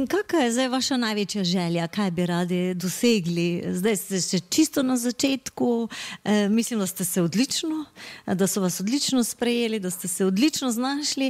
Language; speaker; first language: Slovenian; native; Slovenian